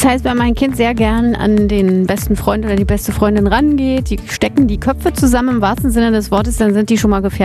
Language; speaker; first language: German; native; German